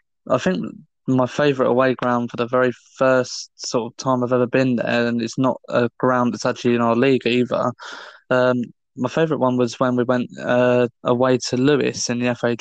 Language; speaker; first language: English; native; English